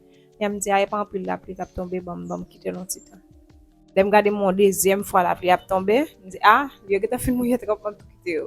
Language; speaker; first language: French; non-native, learner; Haitian Creole